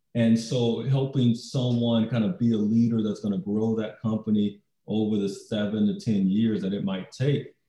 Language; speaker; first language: English; native; English